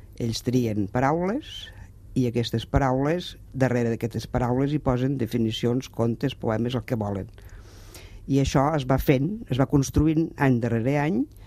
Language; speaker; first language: Catalan; native; Catalan